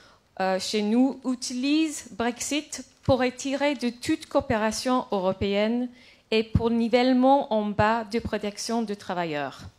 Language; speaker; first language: French; non-native, fluent; English